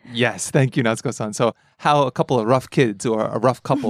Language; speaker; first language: English; native; English